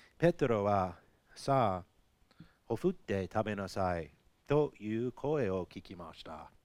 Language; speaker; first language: Japanese; non-native, fluent; English